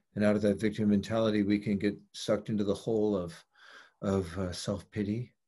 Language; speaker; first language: English; native; English